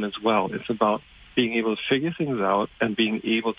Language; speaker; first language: English; non-native, fluent; German